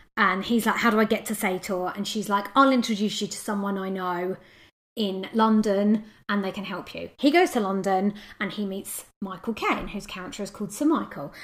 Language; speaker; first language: English; native; English